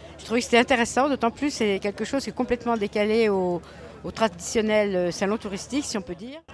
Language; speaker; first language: French; native; French